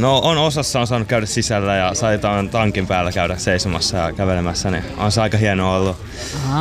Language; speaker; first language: Finnish; native; Finnish